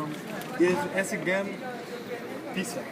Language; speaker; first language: German; non-native, learner; Spanish